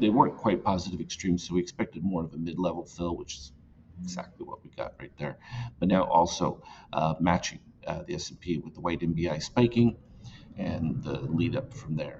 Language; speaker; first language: English; native; English